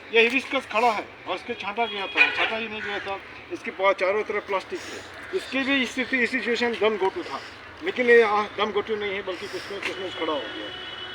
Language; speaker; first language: Hindi; native; Hindi